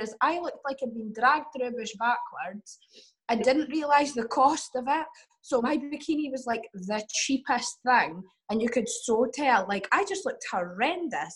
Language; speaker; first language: English; native; English